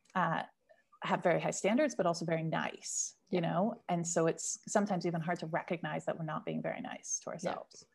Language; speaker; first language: English; native; English